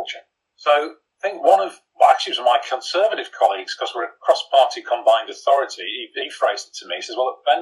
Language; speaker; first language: English; native; English